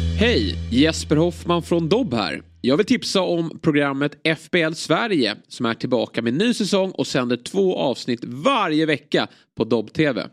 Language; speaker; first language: Swedish; native; Swedish